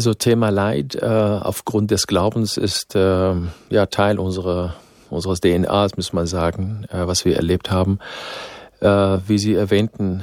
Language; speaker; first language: German; non-native, fluent; Arabic